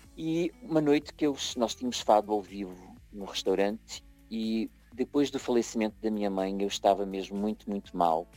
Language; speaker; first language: Portuguese; early bilingual, heritage; Portuguese